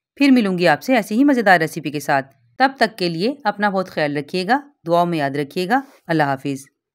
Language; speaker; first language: Urdu; native; Urdu